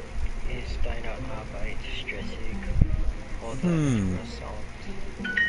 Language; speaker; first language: German; non-native, learner; English